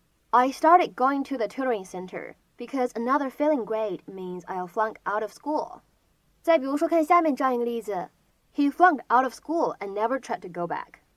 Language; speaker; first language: English; non-native, fluent; Chinese